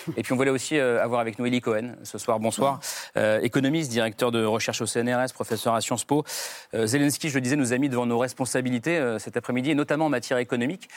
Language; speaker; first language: French; native; French